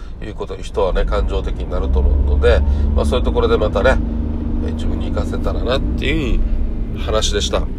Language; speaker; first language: Japanese; native; Japanese